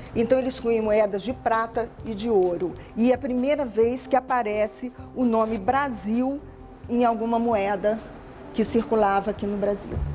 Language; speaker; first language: Portuguese; native; Portuguese